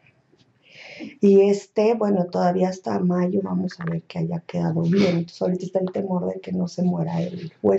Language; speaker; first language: Spanish; native; Spanish